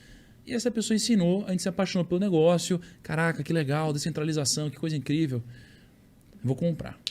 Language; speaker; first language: Portuguese; native; Portuguese